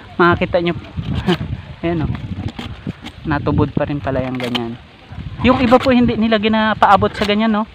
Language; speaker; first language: Filipino; native; Filipino